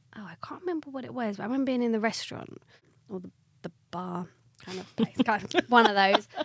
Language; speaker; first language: English; native; English